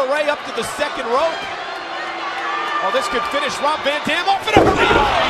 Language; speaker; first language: English; native; English